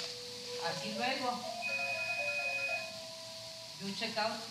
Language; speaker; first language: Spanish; native; Spanish